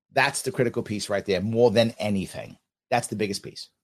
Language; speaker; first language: English; native; English